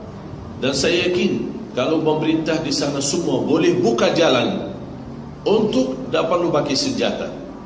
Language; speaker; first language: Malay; non-native, fluent; Arabic